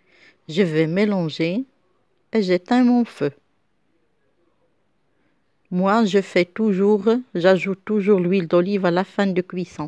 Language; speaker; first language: French; non-native, local second language; Arabic